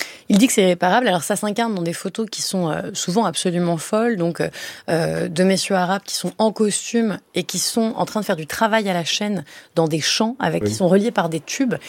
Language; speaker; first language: French; native; French